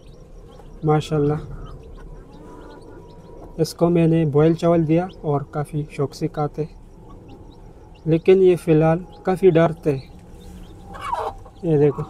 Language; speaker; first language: Hindi; non-native, fluent; Pashto